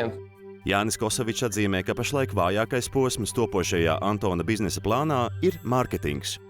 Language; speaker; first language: Latvian; native; Latvian